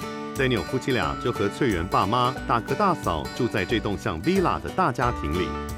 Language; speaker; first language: Chinese; native; Chinese